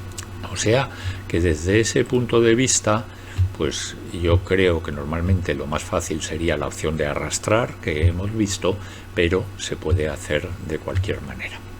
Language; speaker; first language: Spanish; native; Spanish